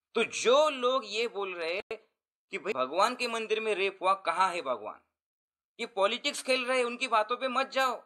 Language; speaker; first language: Hindi; non-native, local second language; Marathi